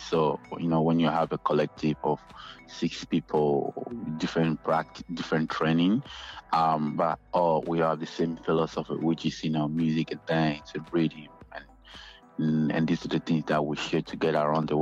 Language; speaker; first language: English; non-native, local second language; Ga